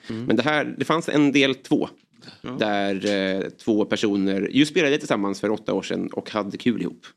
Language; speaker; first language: Swedish; native; Swedish